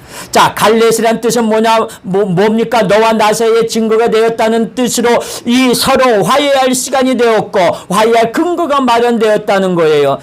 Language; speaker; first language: Korean; native; Korean